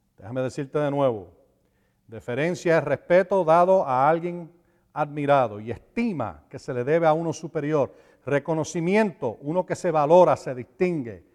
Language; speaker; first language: Spanish; native; Spanish